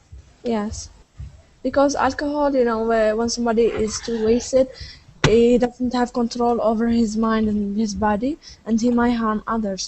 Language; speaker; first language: English; non-native, fluent; Arabic